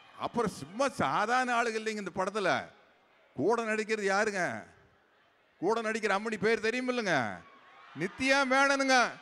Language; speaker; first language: Tamil; native; Tamil